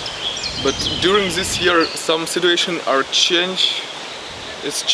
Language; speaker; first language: English; non-native, learner; German